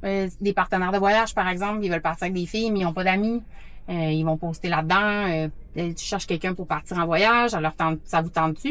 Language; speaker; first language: French; native; French